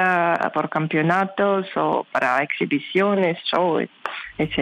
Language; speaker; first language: Spanish; non-native, learner; Russian